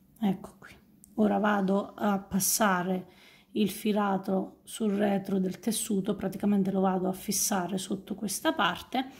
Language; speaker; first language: Italian; native; Italian